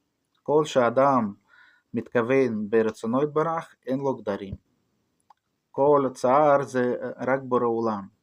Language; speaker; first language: Hebrew; non-native, fluent; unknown